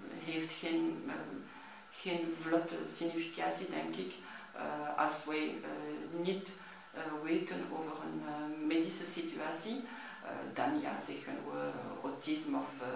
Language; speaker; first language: Dutch; non-native, learner; French